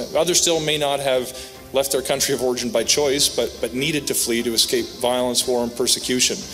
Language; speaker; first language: English; native; English